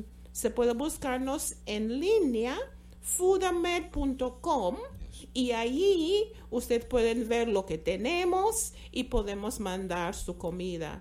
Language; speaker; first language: Spanish; non-native, fluent; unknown